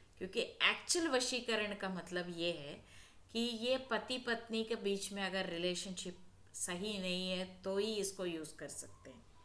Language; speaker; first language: Hindi; non-native, local second language; Telugu